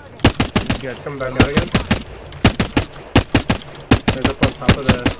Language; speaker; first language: English; native; English